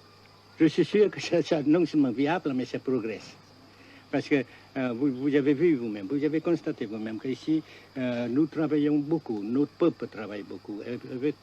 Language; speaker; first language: French; non-native, local second language; Vietnamese